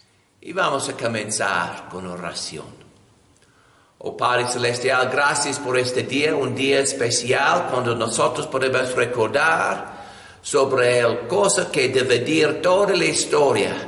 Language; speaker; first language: Spanish; non-native, learner; English